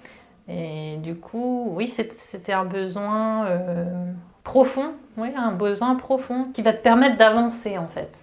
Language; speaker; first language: French; native; French